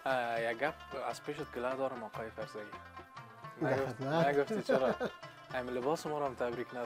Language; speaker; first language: Persian; native; Persian